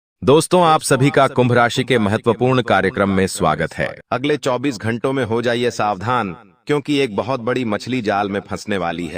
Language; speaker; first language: Hindi; native; Hindi